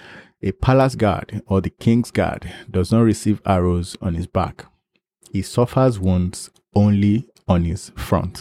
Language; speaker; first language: English; non-native, local second language; Yoruba